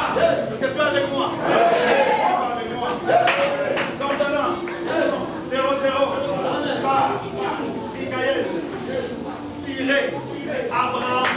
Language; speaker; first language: French; non-native, local second language; Lingala